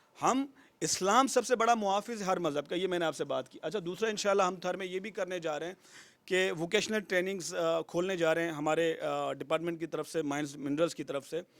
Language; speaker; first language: Urdu; non-native, local second language; Sindhi